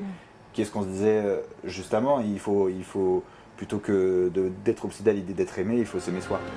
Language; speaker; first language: French; native; French